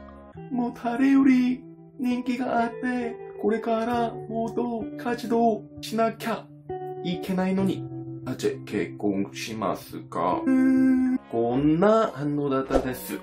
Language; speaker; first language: Japanese; non-native, learner; Korean